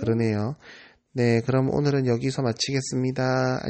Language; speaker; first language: Korean; native; Korean